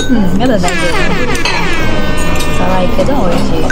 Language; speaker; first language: Japanese; native; Japanese